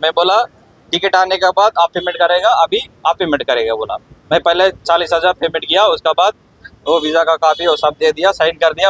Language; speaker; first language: Hindi; non-native, local second language; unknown